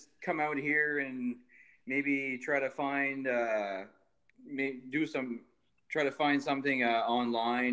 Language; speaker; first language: English; native; English